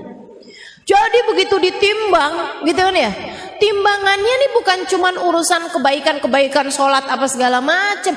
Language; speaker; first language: Indonesian; native; Indonesian